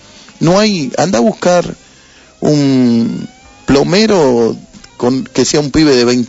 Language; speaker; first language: Spanish; native; Spanish